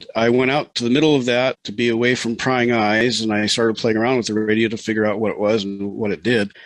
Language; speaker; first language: English; native; English